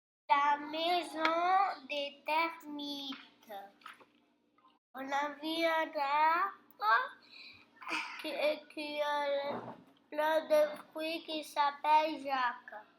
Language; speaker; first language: French; non-native, learner; Portuguese